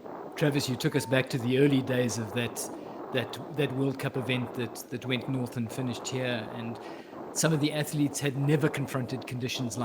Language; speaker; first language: English; native; English